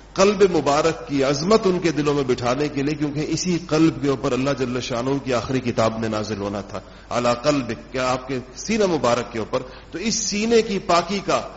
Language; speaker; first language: Urdu; non-native, local second language; Pashto